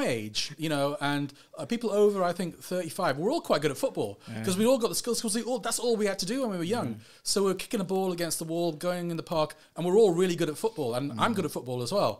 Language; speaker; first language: English; native; English